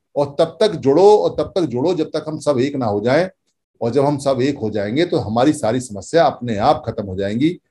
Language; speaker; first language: Hindi; native; Hindi